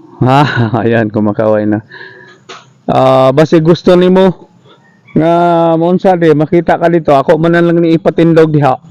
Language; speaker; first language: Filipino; non-native, local second language; Cebuano